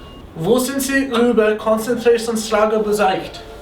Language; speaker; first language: German; non-native, learner; English